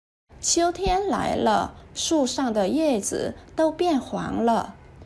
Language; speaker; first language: Chinese; non-native, learner; Vietnamese